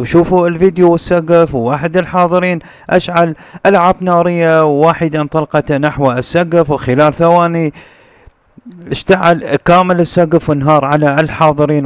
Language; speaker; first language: Arabic; native; Arabic